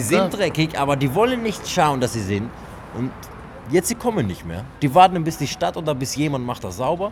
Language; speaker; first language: German; non-native, learner; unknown